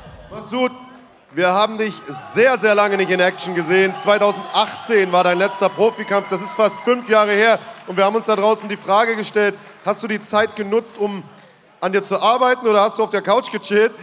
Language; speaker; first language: German; native; German